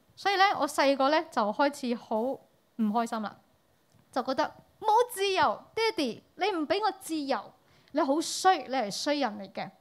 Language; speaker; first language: Cantonese; early bilingual, heritage; Cantonese